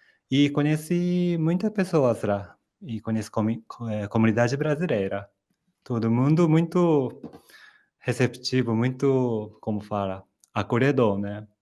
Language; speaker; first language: Portuguese; non-native, fluent; Japanese